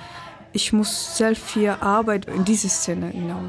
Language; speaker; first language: German; non-native, fluent; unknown